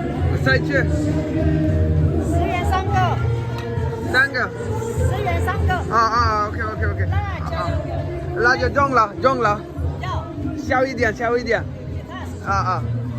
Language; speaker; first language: Chinese; non-native, learner; Malayalam